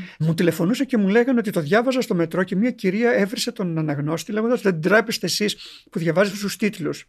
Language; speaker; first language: Greek; native; Greek